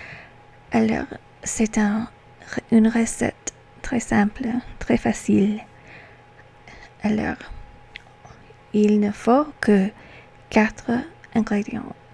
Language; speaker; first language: French; non-native, learner; English